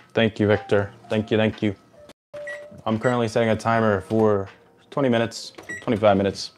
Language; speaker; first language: English; native; English